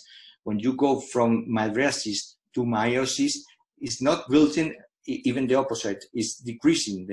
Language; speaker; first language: English; non-native, fluent; Spanish